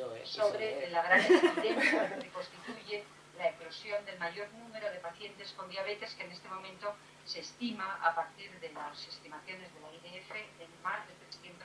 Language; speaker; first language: Spanish; native; Spanish